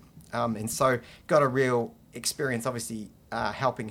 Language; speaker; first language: English; native; English